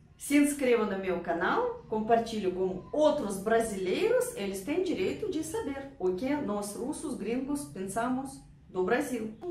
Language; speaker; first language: Portuguese; non-native, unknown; Russian